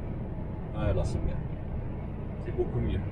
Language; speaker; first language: French; native; French